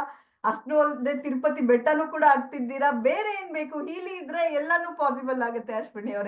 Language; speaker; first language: Kannada; native; Kannada